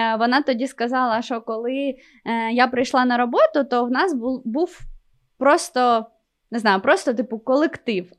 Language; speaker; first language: Ukrainian; non-native, local second language; Russian